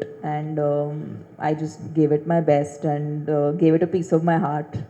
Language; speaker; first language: Tamil; non-native, fluent; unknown